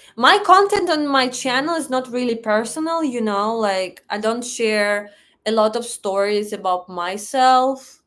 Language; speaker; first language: English; non-native, fluent; Russian